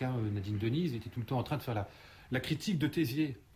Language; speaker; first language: French; native; French